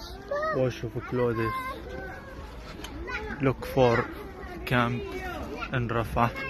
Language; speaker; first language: English; non-native, learner; Arabic